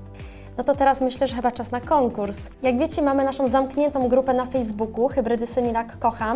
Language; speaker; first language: Polish; native; Polish